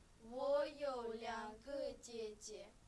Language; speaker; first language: Chinese; non-native, fluent; Kyrgyz